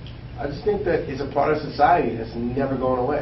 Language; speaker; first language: English; native; English